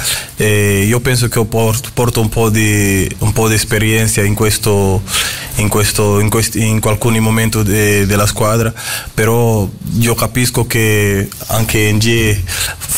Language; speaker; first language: Italian; non-native, fluent; Portuguese